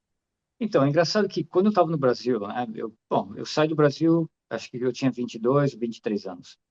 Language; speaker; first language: Portuguese; native; Portuguese